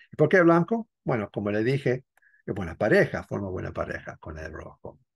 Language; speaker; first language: Spanish; non-native, fluent; English